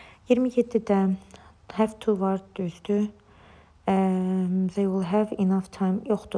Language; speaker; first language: English; non-native, fluent; Azerbaijani